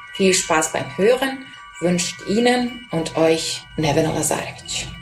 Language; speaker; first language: German; non-native, fluent; Serbian